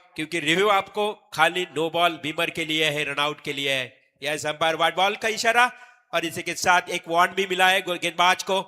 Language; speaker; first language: Hindi; non-native, local second language; Marathi